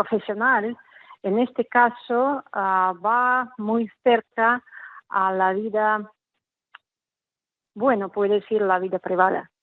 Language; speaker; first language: Spanish; non-native, fluent; Russian